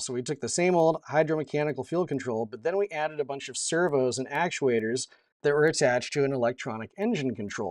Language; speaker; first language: English; native; English